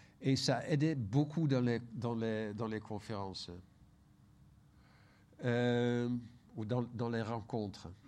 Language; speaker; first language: French; non-native, fluent; Dutch